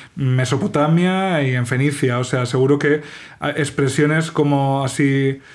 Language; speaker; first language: Spanish; native; Spanish